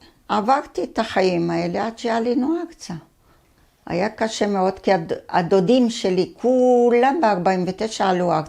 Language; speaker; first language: Hebrew; early bilingual, other home language; Arabic